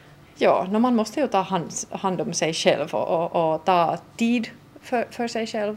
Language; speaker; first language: Swedish; non-native, local second language; Finnish